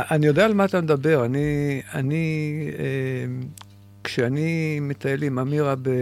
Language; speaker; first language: Hebrew; native; Hebrew